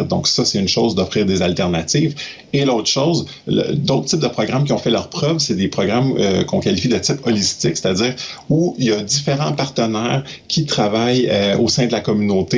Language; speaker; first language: French; native; French